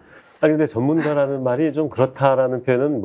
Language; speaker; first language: Korean; native; Korean